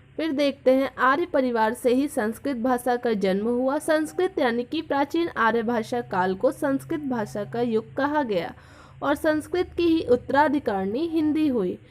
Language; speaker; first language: Hindi; native; Hindi